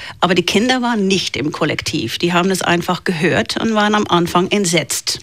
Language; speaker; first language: German; non-native, local second language; Dutch